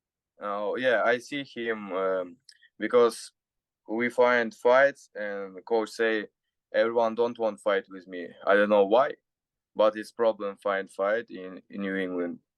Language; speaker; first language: English; non-native, learner; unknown